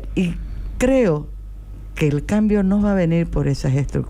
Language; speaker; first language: Spanish; native; Spanish